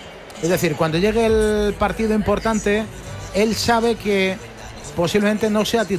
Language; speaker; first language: Spanish; native; Spanish